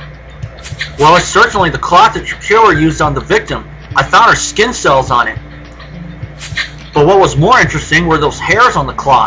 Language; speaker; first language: English; native; English